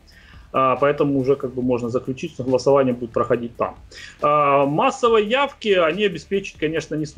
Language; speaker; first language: Russian; native; Russian